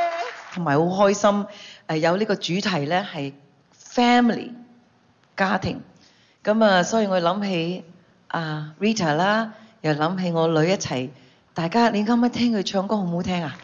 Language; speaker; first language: Chinese; non-native, local second language; English